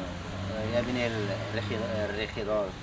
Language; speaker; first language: Spanish; non-native, learner; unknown